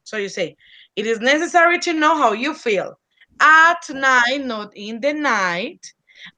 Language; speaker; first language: English; non-native, fluent; Spanish